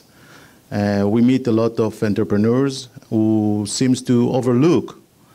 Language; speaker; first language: English; non-native, fluent; Hebrew